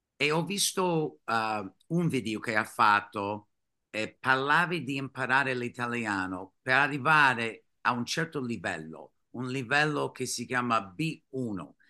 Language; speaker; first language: Italian; non-native, fluent; English